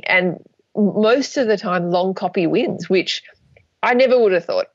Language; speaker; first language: English; native; English